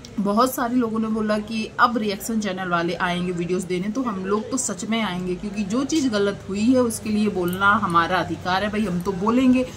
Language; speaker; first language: Hindi; native; Hindi